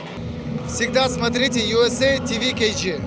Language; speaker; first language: Russian; non-native, local second language; Kyrgyz